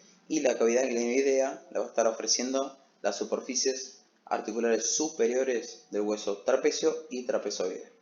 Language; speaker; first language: Spanish; native; Spanish